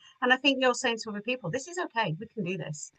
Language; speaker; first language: English; native; English